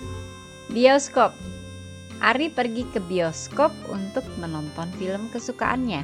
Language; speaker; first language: Indonesian; native; Indonesian